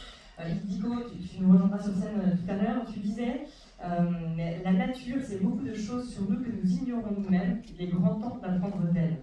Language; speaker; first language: French; native; French